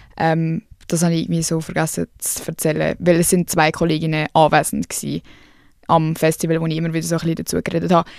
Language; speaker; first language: German; early bilingual, other home language; Swiss German